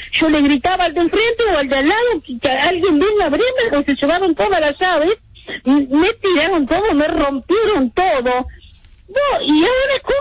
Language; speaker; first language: Spanish; early bilingual, other home language; Italian